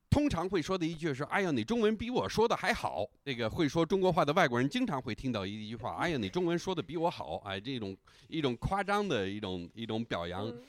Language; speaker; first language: Chinese; non-native, fluent; English